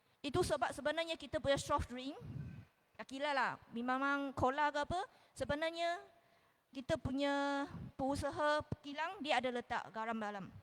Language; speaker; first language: Malay; non-native, local second language; Chinese